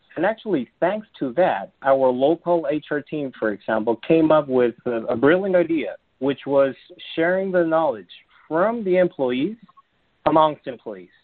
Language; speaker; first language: English; native; English